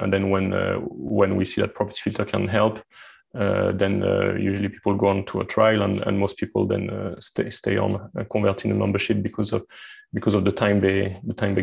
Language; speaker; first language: English; non-native, fluent; French